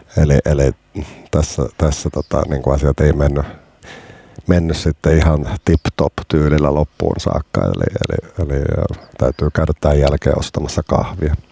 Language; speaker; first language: Finnish; native; Finnish